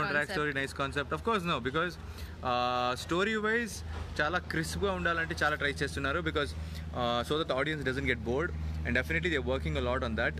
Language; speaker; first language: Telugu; non-native, learner; Arabic